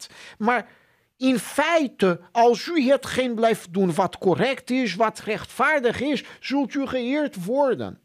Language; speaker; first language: Dutch; non-native, fluent; Portuguese